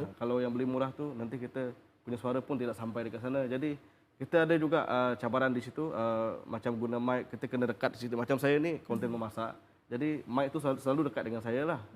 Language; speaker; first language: Malay; non-native, local second language; Iban